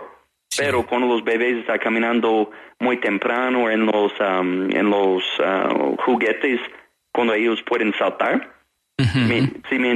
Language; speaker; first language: Spanish; non-native, fluent; English